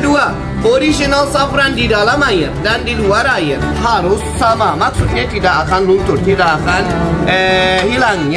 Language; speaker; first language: Indonesian; non-native, fluent; Turkish